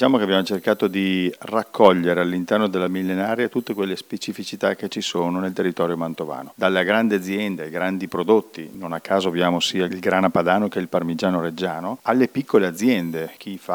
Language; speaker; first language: Italian; native; Italian